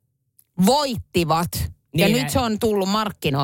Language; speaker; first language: Finnish; native; Finnish